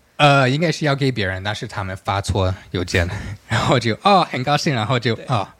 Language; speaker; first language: Chinese; non-native, fluent; English